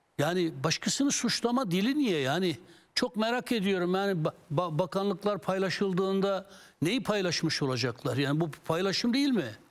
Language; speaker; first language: Turkish; non-native, local second language; Kurdish